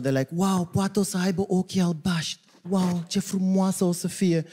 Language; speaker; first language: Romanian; non-native, fluent; English